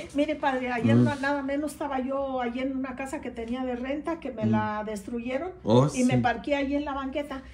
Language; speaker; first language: Spanish; native; Spanish